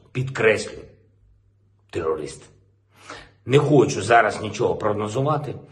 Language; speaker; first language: Ukrainian; non-native, local second language; Russian